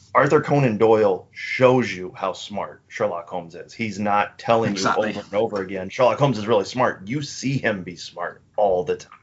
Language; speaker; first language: English; native; English